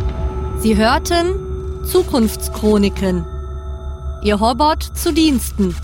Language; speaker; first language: German; native; German